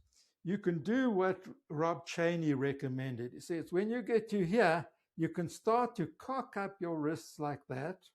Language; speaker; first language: English; native; English